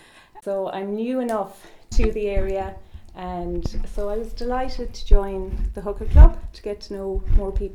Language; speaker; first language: English; native; English